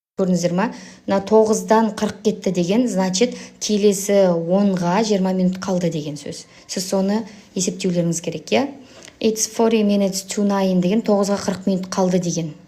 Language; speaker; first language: Kazakh; native; Kazakh